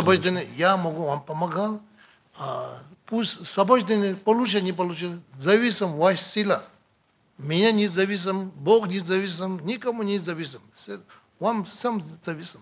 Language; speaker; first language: Russian; non-native, learner; Tibetan